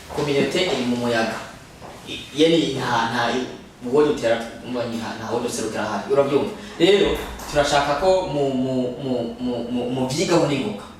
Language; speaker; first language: Rundi; native; Rundi